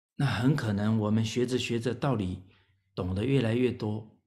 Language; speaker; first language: Chinese; native; Chinese